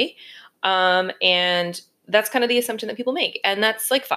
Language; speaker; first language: English; native; English